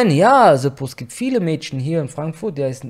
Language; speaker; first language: German; native; German